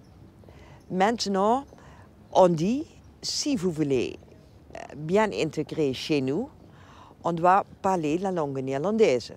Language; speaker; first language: French; non-native, fluent; Dutch